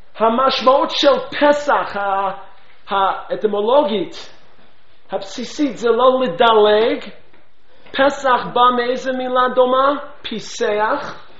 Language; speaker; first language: Hebrew; non-native, fluent; English